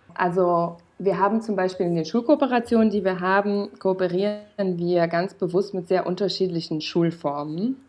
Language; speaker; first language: German; non-native, fluent; Romanian